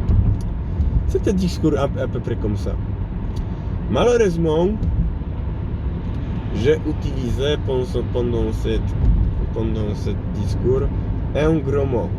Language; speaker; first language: French; non-native, fluent; Polish